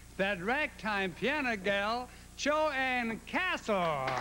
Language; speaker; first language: English; native; English